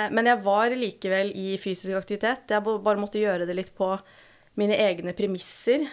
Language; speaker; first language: Norwegian; native; Norwegian